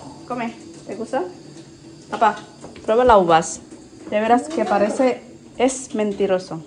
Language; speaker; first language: Spanish; non-native, learner; Indonesian